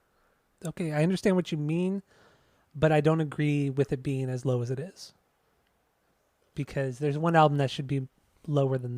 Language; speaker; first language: English; native; English